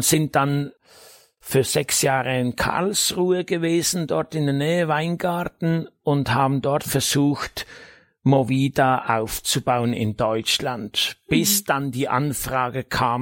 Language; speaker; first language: German; native; German